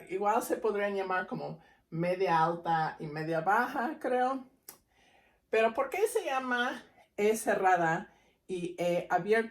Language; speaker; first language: Spanish; non-native, fluent; English